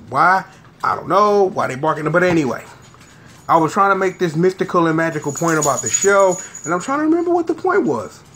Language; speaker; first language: English; native; English